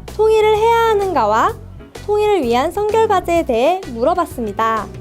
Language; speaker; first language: Korean; native; Korean